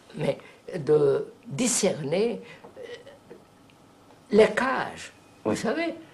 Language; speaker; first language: French; non-native, fluent; Telugu